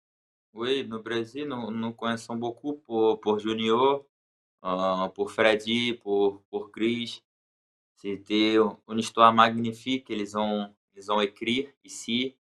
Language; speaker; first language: French; non-native, learner; Portuguese